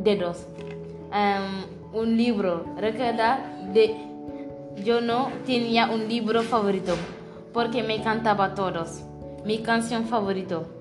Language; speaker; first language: Spanish; non-native, learner; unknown